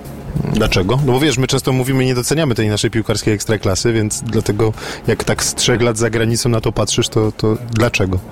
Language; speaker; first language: Polish; native; Polish